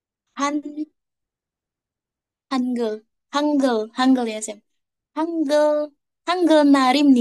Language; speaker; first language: Korean; non-native, learner; Indonesian